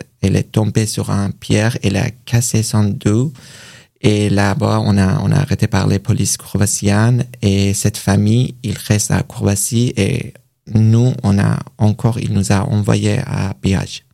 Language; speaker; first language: French; non-native, learner; Persian